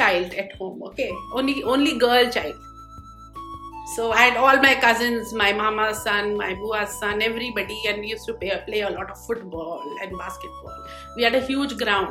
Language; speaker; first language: English; non-native, local second language; Hindi